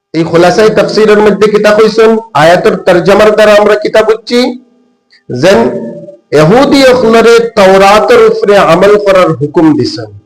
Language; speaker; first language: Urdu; non-native, local second language; Bangla